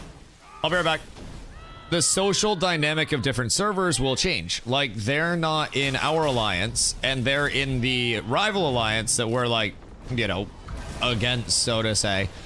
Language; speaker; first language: English; native; English